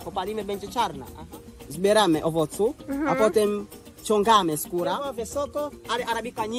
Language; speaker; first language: Polish; non-native, learner; Swahili